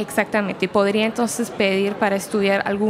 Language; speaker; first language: Spanish; non-native, fluent; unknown